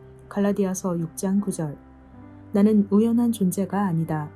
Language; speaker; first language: Korean; native; Korean